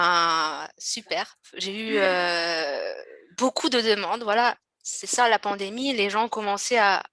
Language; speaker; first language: French; native; French